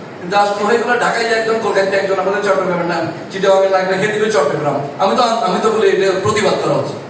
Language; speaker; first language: Bangla; non-native, local second language; Chakma